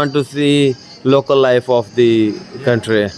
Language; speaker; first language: English; non-native, learner; Punjabi